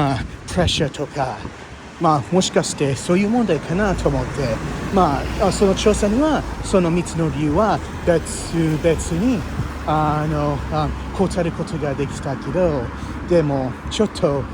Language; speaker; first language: Japanese; non-native, fluent; English